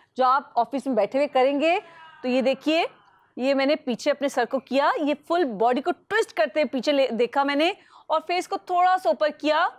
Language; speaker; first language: Urdu; native; Urdu